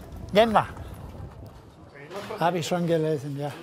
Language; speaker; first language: German; non-native, learner; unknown